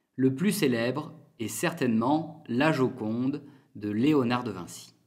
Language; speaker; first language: French; native; French